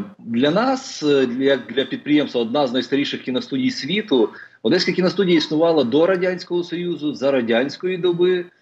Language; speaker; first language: Ukrainian; non-native, local second language; Russian